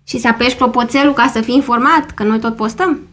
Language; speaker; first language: Romanian; native; Romanian